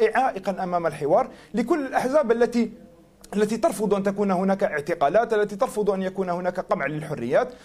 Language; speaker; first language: Arabic; native; Arabic